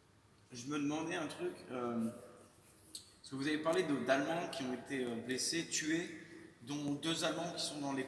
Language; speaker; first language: French; native; French